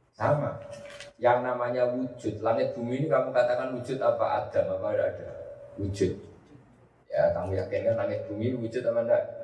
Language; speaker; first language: Indonesian; non-native, local second language; Javanese